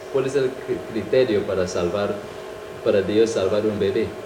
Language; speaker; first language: Spanish; non-native, fluent; English